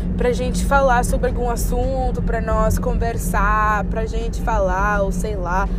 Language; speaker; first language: Portuguese; non-native, fluent; English